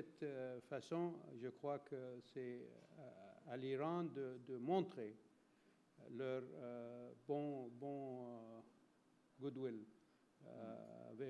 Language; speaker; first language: French; non-native, fluent; Arabic